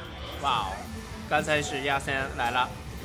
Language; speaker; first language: Chinese; non-native, fluent; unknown